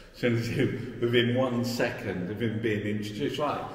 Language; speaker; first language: English; native; English